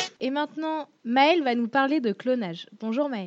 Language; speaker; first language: French; native; French